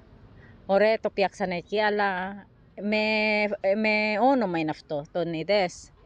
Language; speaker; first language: Greek; non-native, learner; Filipino